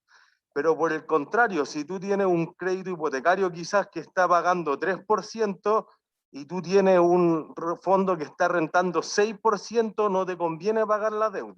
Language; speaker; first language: Spanish; native; Spanish